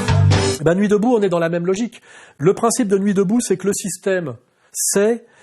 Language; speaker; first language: French; native; French